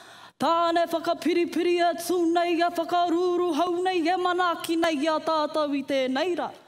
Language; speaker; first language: Māori; non-native, local second language; English